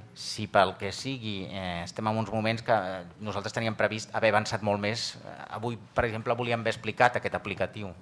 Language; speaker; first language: Catalan; native; Catalan